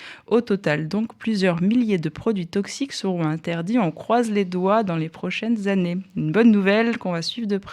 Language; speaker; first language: French; native; French